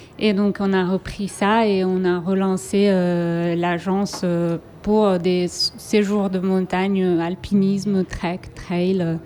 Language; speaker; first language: French; non-native, local second language; Italian